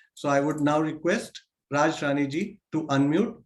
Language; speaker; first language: English; non-native, local second language; Hindi